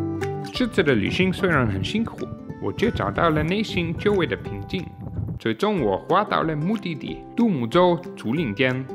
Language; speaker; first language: Chinese; native; Chinese